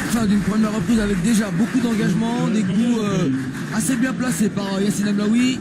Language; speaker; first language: French; native; French